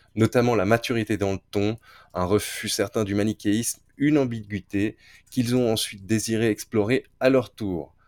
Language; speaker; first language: French; native; French